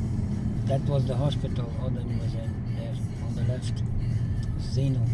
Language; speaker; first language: English; non-native, fluent; Dutch